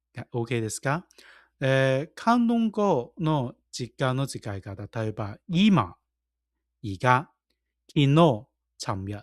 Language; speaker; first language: Japanese; non-native, learner; Cantonese